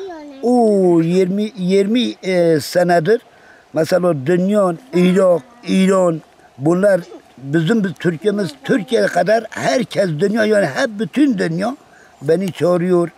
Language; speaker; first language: Turkish; non-native, local second language; Kurdish